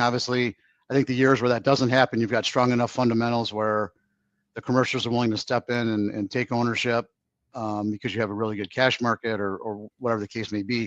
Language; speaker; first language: English; native; English